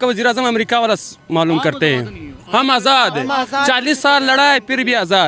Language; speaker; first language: Hindi; non-native, local second language; Pashto